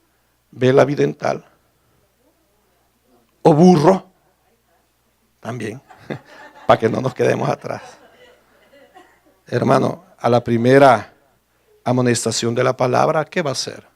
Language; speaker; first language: Spanish; native; Spanish